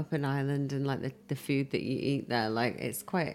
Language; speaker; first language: English; native; English